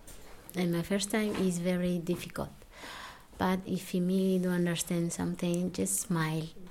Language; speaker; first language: English; non-native, learner; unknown